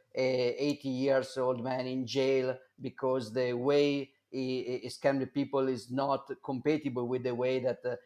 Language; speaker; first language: English; non-native, fluent; Italian